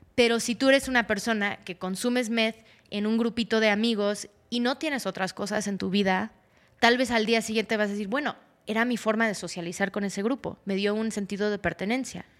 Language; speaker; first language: Spanish; early bilingual, heritage; Spanish